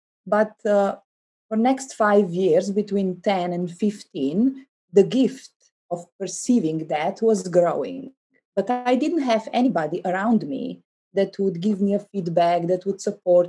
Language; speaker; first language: English; non-native, fluent; Slovenian